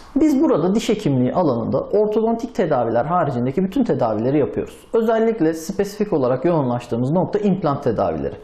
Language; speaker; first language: Turkish; native; Turkish